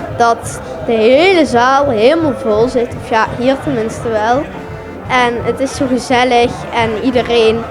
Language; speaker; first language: Dutch; native; Dutch